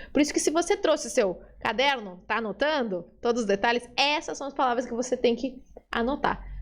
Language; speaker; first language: Portuguese; early bilingual, other home language; Spanish